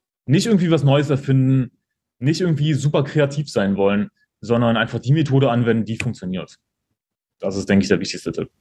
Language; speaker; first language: German; native; German